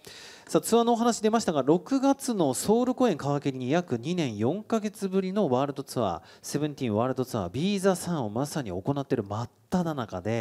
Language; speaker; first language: Japanese; native; Japanese